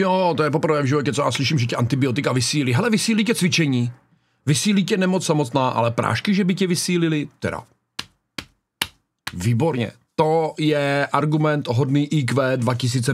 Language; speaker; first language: Czech; native; Czech